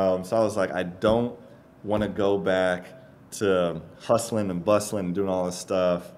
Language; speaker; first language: English; native; English